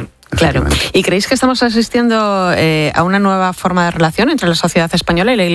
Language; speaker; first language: Spanish; native; Spanish